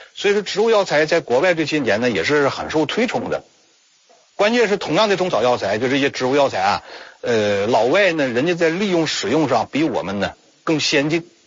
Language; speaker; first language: Chinese; native; Chinese